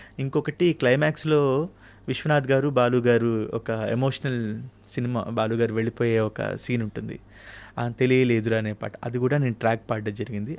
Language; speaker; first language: Telugu; native; Telugu